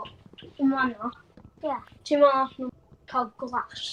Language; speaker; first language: Welsh; non-native, local second language; English